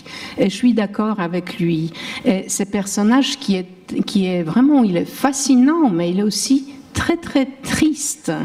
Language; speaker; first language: French; non-native, fluent; Polish